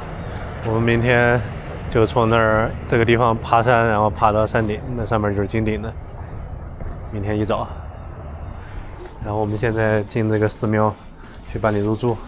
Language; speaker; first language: Chinese; native; Chinese